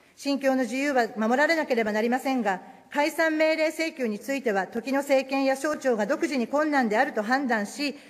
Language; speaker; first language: Japanese; native; Japanese